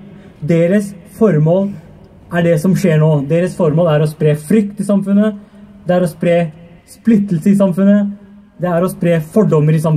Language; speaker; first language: Norwegian; early bilingual, other home language; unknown